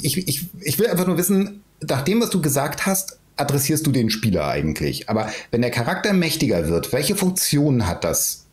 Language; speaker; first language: German; native; German